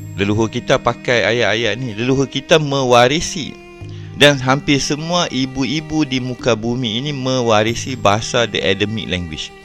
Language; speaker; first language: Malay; native; Malay